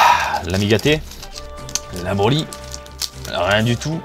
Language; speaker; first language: French; native; French